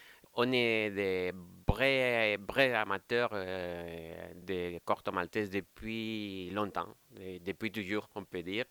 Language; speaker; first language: French; non-native, fluent; Spanish